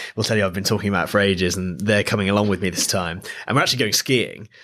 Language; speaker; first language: English; native; English